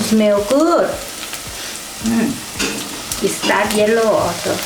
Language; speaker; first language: English; non-native, learner; Thai